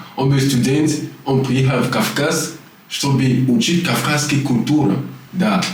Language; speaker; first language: Russian; non-native, learner; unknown